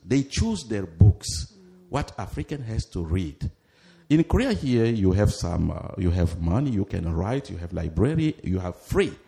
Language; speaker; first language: English; non-native, fluent; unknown